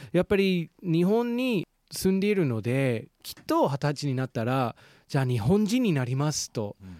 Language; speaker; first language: Japanese; non-native, fluent; English